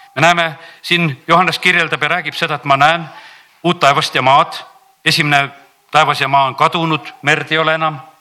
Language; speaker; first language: Estonian; native; Estonian